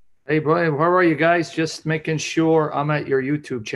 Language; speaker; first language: English; native; English